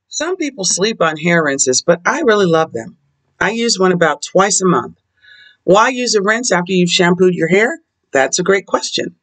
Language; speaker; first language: English; native; English